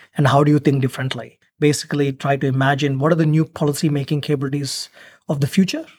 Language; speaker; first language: English; non-native, local second language; Telugu